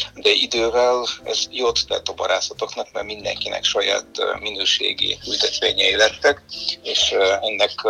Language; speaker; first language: Hungarian; non-native, fluent; Bulgarian